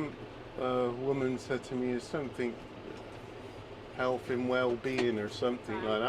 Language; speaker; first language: English; native; English